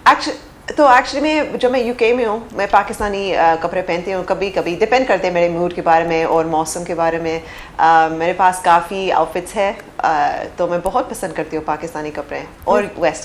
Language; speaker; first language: Hindi; early bilingual, heritage; English